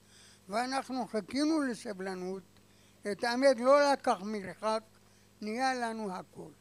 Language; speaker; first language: Hebrew; non-native, fluent; Arabic